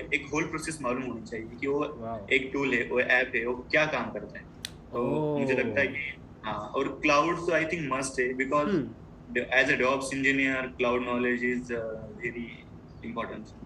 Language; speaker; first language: Hindi; non-native, local second language; Marathi